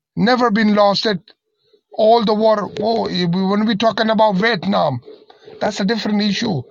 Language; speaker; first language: English; non-native, learner; Persian